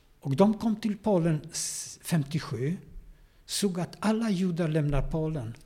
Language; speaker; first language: Swedish; non-native, fluent; Polish